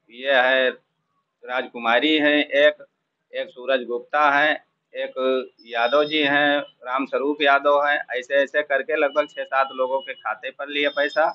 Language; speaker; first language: Hindi; native; Hindi